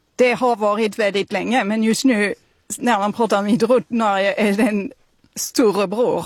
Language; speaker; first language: Swedish; non-native, fluent; French